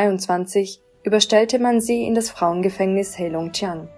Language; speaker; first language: German; native; German